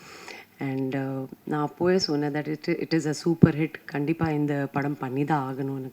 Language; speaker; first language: Tamil; non-native, fluent; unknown